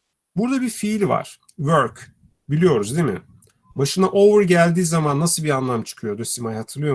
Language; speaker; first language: Turkish; native; Turkish